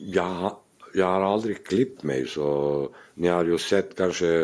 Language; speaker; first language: Swedish; non-native, fluent; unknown